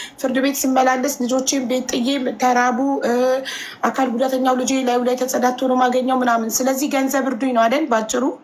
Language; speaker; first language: Amharic; native; Amharic